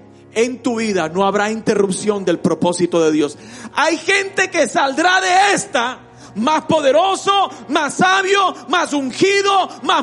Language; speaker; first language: Spanish; native; Spanish